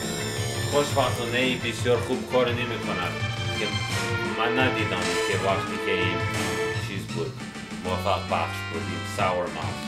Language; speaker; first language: Persian; non-native, learner; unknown